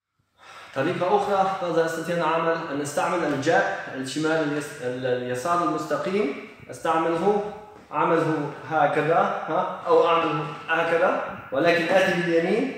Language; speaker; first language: Arabic; non-native, fluent; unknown